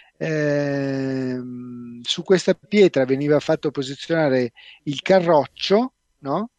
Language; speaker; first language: Italian; native; Italian